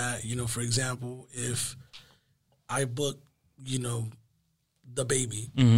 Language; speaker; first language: English; early bilingual, other home language; Spanish